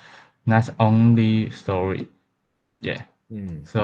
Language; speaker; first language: English; non-native, learner; Chinese